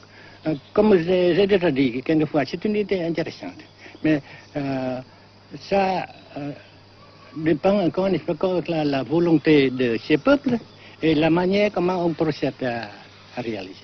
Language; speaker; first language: French; non-native, local second language; Vietnamese